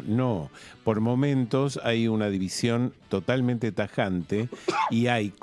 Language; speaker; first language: Spanish; native; Spanish